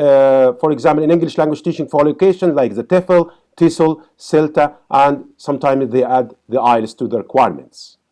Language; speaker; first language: English; non-native, fluent; Arabic